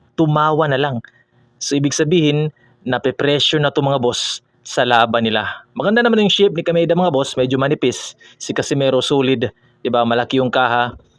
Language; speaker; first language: Filipino; non-native, local second language; Cebuano